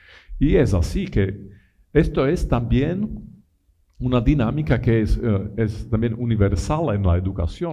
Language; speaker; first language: Spanish; non-native, fluent; Italian